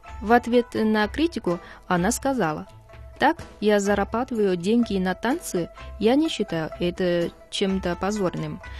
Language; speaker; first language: Russian; non-native, fluent; Chinese